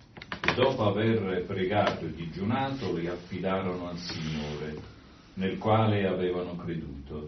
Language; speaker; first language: Italian; native; Italian